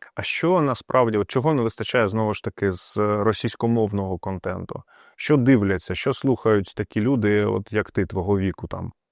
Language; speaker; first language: Ukrainian; non-native, local second language; Russian